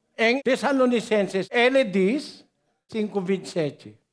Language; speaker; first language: Portuguese; non-native, learner; Filipino